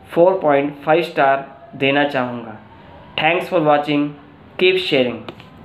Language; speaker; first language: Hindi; non-native, local second language; Punjabi